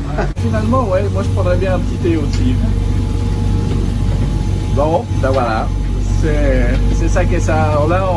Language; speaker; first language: French; native; French